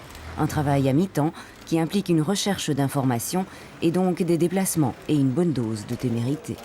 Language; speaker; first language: French; native; French